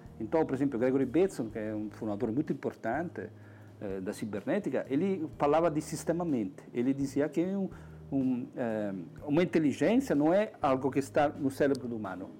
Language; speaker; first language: Portuguese; non-native, fluent; Italian